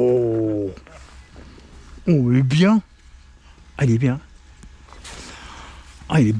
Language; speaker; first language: French; native; French